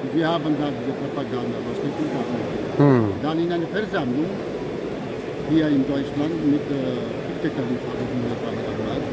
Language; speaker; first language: German; non-native, learner; Albanian